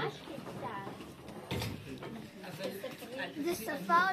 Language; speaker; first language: Hebrew; non-native, learner; Portuguese